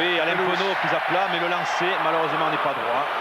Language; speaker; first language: French; native; French